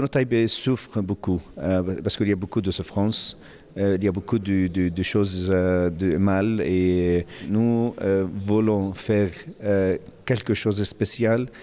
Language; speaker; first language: French; non-native, learner; Arabic